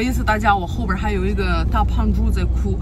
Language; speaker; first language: Chinese; non-native, fluent; French